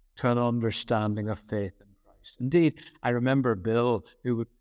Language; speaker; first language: English; native; English